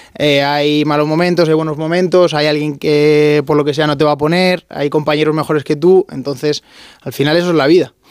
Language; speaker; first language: Spanish; native; Spanish